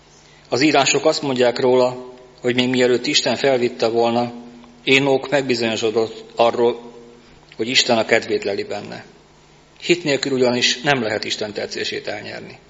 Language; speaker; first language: Hungarian; native; Hungarian